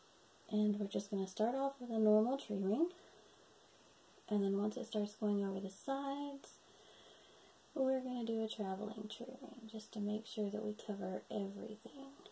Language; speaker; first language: English; native; English